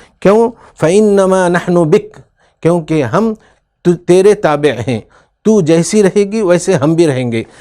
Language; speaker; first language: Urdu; native; Urdu